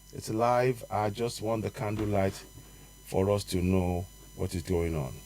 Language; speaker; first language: English; non-native, local second language; Yoruba